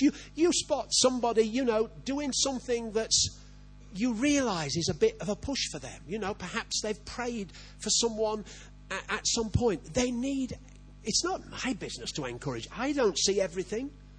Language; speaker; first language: English; native; English